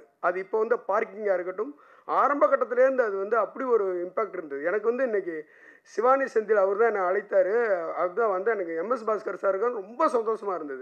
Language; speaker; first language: Tamil; native; Tamil